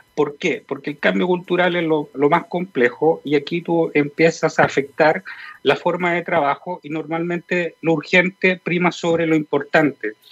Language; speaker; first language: Spanish; native; Spanish